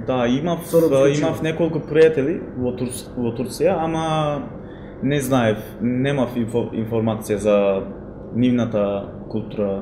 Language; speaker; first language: Macedonian; non-native, fluent; Turkish